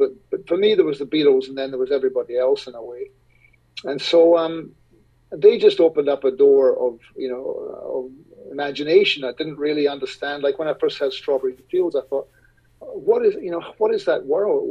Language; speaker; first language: English; native; English